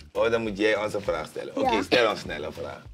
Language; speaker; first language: Dutch; native; Dutch